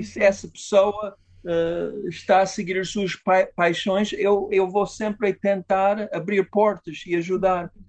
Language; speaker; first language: Portuguese; non-native, fluent; English